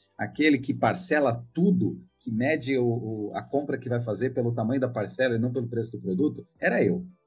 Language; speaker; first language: Portuguese; native; Portuguese